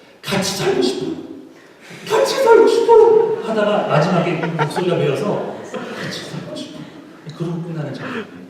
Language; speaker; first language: Korean; native; Korean